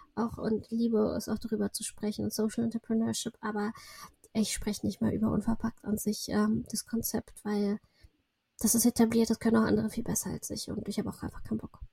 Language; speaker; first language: German; early bilingual, other home language; Russian